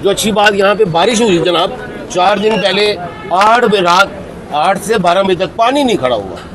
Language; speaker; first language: Urdu; non-native, local second language; Punjabi